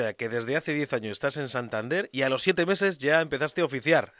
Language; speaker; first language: Spanish; native; Spanish